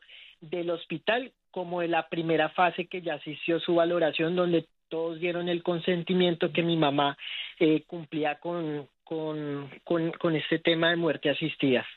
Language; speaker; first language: Spanish; native; Spanish